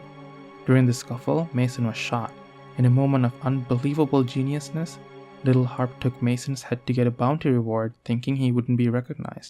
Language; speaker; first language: English; native; English